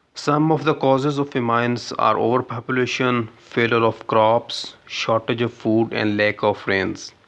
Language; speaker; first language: English; non-native, local second language; Urdu